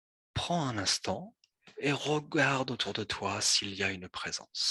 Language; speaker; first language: French; native; French